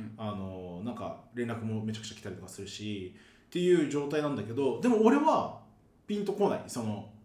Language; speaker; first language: Japanese; early bilingual, other home language; Portuguese